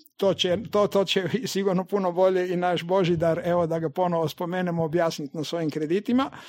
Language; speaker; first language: Croatian; native; Croatian